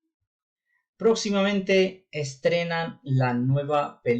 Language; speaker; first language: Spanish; non-native, fluent; Urdu